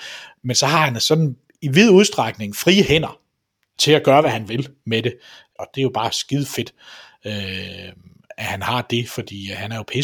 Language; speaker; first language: Danish; native; Danish